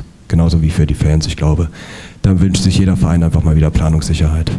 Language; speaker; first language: German; native; German